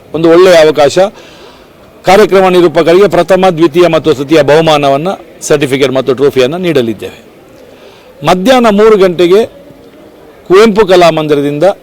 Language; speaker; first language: Kannada; non-native, local second language; Konkani